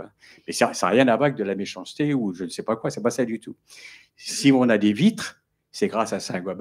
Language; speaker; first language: French; native; French